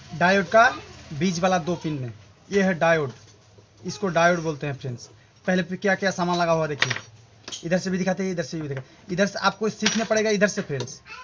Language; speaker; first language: Hindi; non-native, local second language; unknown